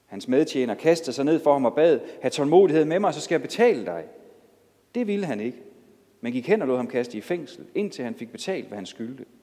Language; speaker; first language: Danish; native; Danish